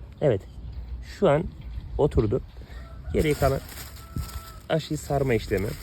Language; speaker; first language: Turkish; native; Turkish